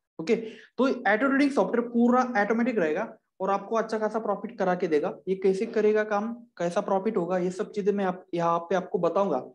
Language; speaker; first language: Hindi; non-native, local second language; Marathi